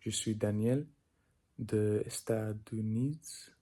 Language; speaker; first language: French; non-native, learner; English